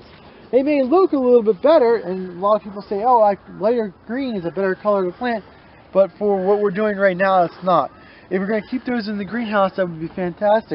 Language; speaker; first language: English; native; English